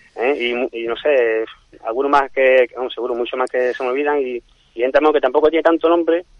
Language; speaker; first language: Spanish; native; Spanish